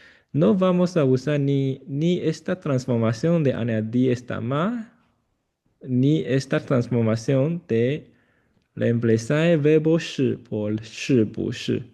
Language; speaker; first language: Spanish; non-native, fluent; Chinese